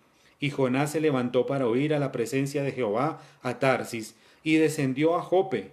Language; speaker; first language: Spanish; native; Spanish